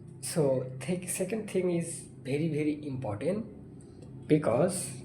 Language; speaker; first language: English; non-native, learner; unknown